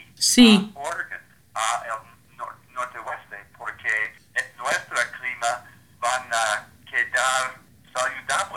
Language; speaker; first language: Spanish; non-native, learner; English